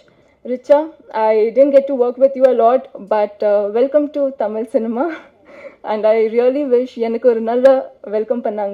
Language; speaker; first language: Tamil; non-native, fluent; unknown